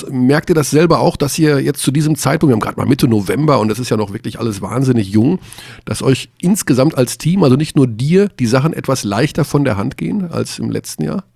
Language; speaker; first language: German; native; German